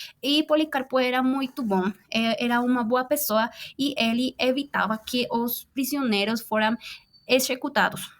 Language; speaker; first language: Portuguese; non-native, fluent; Spanish